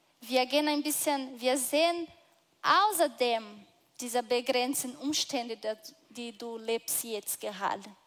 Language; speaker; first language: German; non-native, fluent; Portuguese